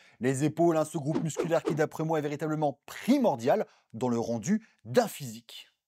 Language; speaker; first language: French; native; French